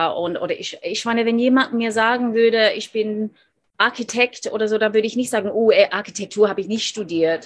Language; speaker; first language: German; non-native, fluent; English